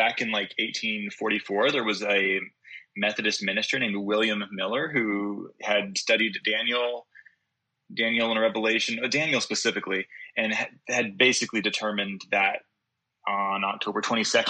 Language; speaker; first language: English; native; English